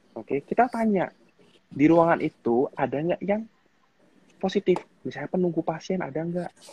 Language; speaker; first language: Indonesian; native; Indonesian